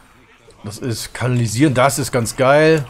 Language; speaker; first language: German; native; German